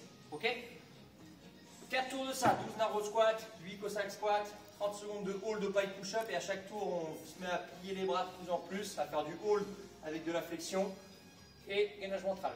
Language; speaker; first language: French; native; French